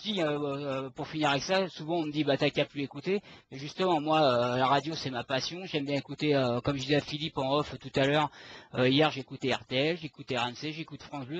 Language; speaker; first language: French; native; French